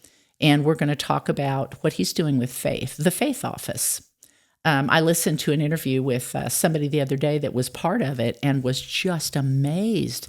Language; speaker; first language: English; native; English